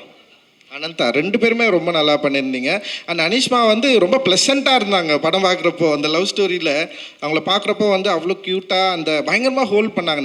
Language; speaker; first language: Tamil; native; Tamil